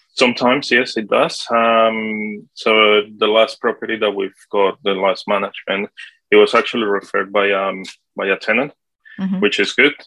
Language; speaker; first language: English; non-native, fluent; Spanish